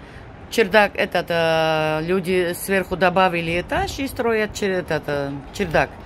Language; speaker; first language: Russian; non-native, fluent; Georgian